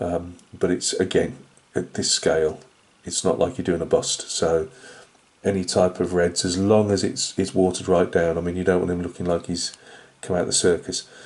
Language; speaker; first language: English; native; English